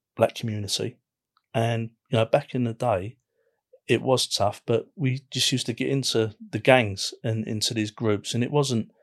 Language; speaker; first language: English; native; English